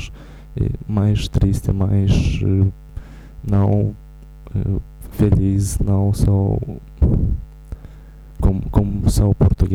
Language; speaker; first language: Portuguese; non-native, learner; Romanian